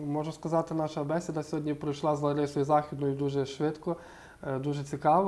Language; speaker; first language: Ukrainian; native; Ukrainian